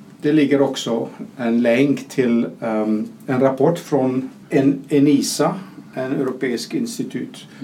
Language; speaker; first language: Swedish; non-native, fluent; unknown